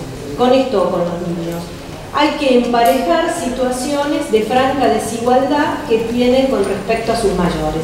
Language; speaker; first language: Spanish; native; Spanish